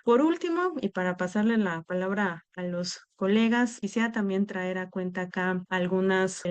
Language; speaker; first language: Spanish; native; Spanish